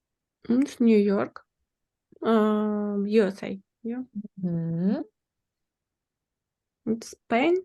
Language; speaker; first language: English; non-native, learner; Ukrainian